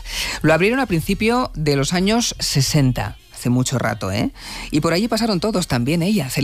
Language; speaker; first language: Spanish; native; Spanish